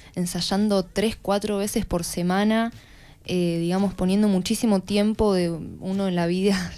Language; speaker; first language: Spanish; native; Spanish